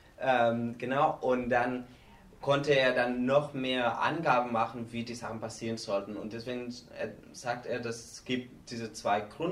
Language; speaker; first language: German; non-native, learner; Spanish